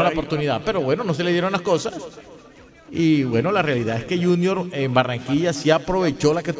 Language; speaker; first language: Spanish; native; Spanish